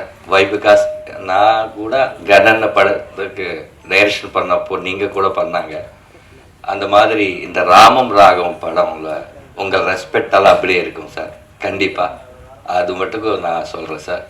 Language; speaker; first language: Tamil; non-native, learner; Telugu